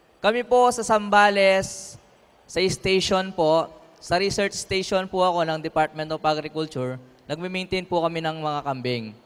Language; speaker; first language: Filipino; native; Filipino